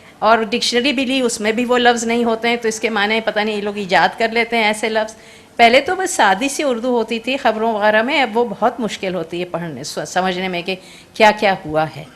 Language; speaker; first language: Urdu; native; Urdu